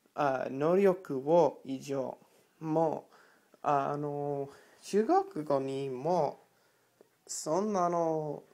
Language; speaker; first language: Japanese; non-native, learner; English